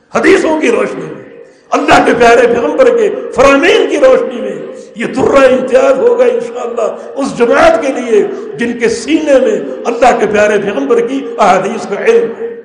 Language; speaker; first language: Urdu; native; Urdu